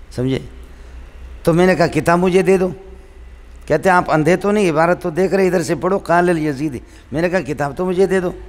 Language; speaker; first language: Urdu; non-native, local second language; Baluchi